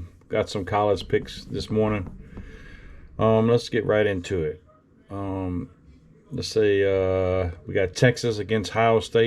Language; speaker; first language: English; native; English